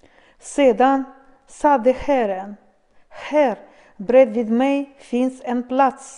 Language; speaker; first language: Swedish; non-native, fluent; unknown